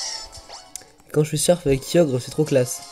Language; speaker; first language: French; native; French